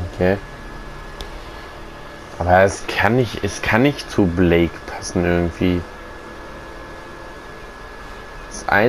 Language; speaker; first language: German; native; German